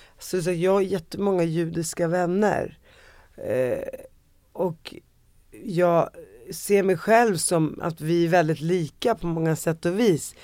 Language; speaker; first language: Swedish; early bilingual, other home language; Arabic